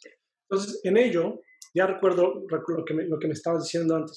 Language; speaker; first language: Spanish; native; Spanish